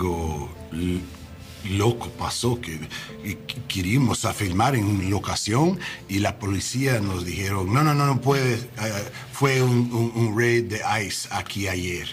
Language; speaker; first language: Spanish; non-native, learner; English